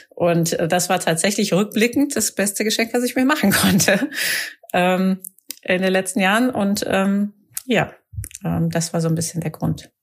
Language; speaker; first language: German; native; German